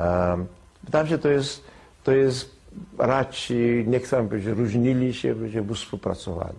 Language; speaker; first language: Polish; non-native, learner; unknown